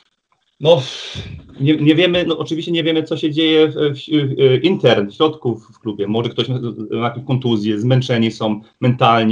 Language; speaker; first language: Polish; early bilingual, heritage; Polish